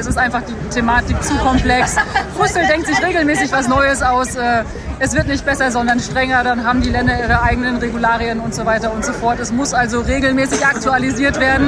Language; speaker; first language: German; native; German